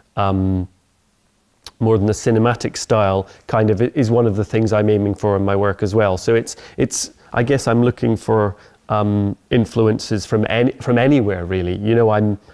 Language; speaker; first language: English; native; English